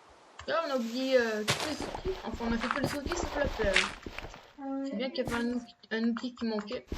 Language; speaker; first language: French; native; French